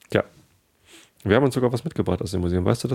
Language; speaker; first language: German; native; German